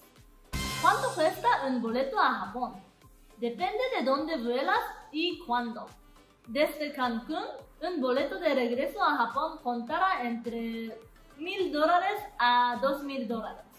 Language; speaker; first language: Spanish; non-native, learner; Japanese